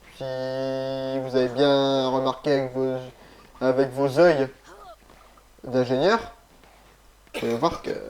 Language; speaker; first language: French; native; French